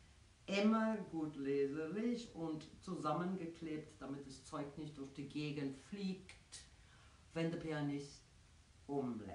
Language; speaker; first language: German; non-native, fluent; Afrikaans